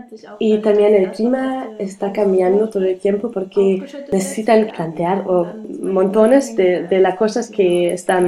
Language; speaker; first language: Spanish; non-native, learner; German